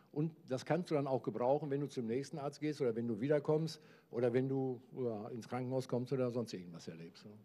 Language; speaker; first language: German; native; German